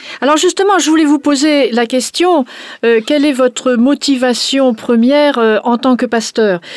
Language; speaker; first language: French; native; French